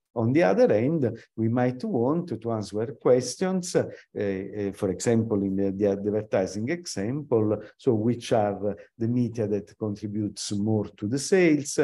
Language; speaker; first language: English; non-native, fluent; Italian